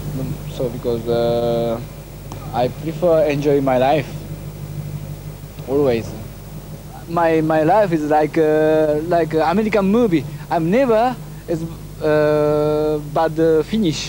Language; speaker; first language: English; non-native, learner; Japanese